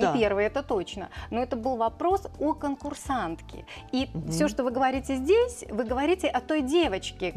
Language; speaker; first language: Russian; native; Russian